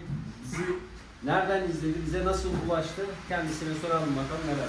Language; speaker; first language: Turkish; native; Turkish